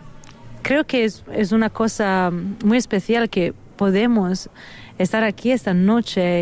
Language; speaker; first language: Spanish; non-native, fluent; Italian